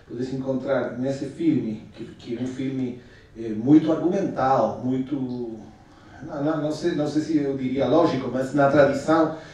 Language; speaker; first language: Portuguese; non-native, fluent; Spanish